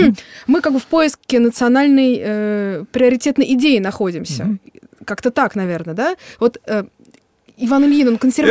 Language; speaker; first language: Russian; native; Russian